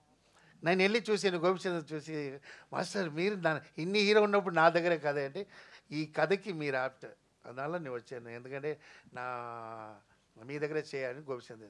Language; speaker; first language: Telugu; non-native, fluent; Tamil